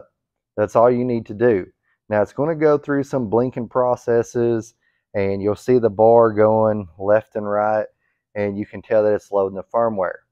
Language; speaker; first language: English; native; English